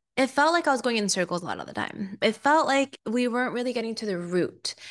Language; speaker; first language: English; early bilingual, other home language; Spanish